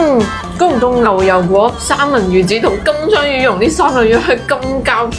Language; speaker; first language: Cantonese; native; Cantonese